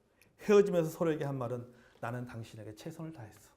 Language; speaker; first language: Korean; native; Korean